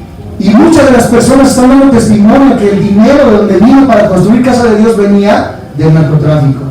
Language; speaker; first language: Spanish; native; Spanish